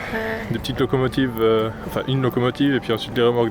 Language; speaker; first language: French; native; French